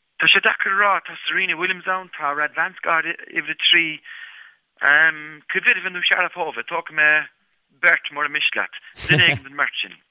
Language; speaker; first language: Irish; native; Irish